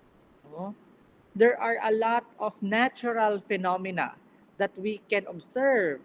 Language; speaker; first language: English; non-native, local second language; Filipino